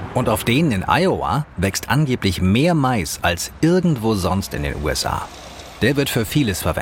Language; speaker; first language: German; native; German